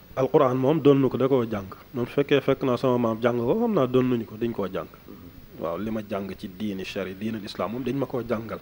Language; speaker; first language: Wolof; non-native, local second language; Fula